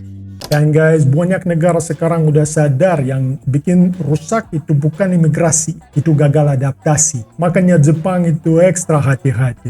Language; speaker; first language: Indonesian; non-native, fluent; Russian